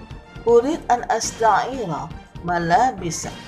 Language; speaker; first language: Arabic; non-native, fluent; Indonesian